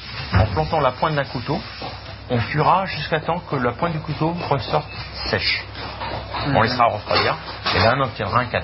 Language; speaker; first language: French; native; French